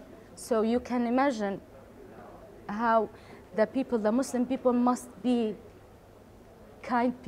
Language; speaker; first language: English; non-native, learner; Arabic